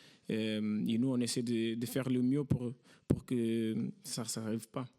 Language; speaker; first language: French; non-native, fluent; Portuguese